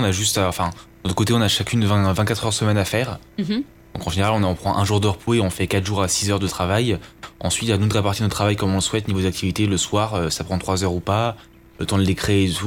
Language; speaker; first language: French; native; French